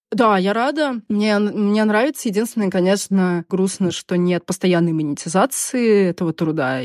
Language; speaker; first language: Russian; native; Russian